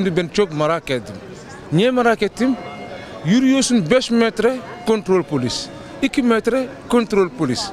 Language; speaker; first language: Turkish; non-native, learner; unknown